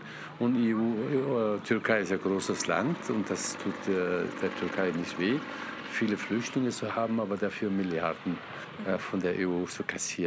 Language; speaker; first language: German; non-native, fluent; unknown